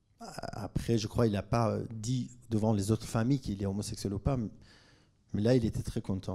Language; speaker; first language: French; non-native, fluent; Kurdish